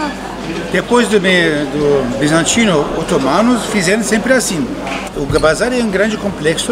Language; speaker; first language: Portuguese; non-native, learner; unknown